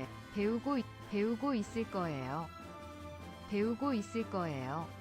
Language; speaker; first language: Korean; non-native, learner; English